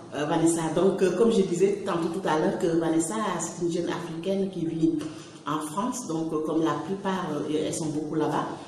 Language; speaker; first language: French; non-native, local second language; Wolof